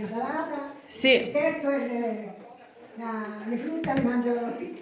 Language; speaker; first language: Italian; non-native, learner; Ukrainian